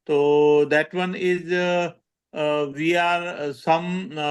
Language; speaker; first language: English; non-native, learner; Gujarati